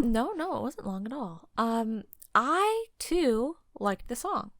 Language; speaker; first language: English; native; English